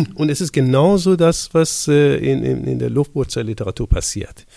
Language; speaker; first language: German; non-native, fluent; Persian